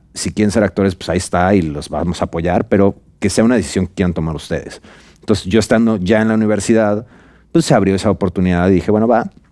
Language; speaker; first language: Spanish; native; Spanish